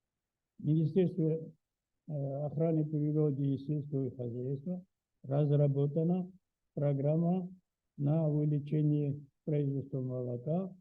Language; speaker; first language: Russian; native; Russian